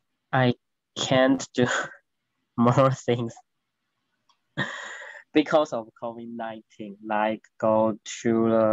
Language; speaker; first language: English; non-native, learner; Chinese